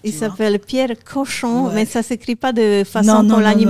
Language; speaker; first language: French; non-native, fluent; Polish